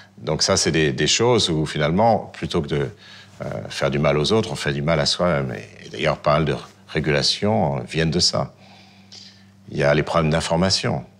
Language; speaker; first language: French; native; French